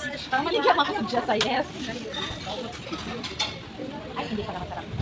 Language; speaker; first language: Filipino; non-native, local second language; Cebuano